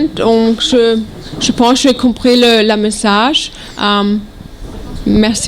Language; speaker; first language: French; non-native, learner; German